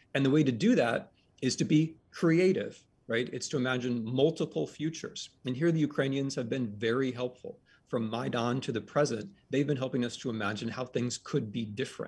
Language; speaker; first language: English; native; English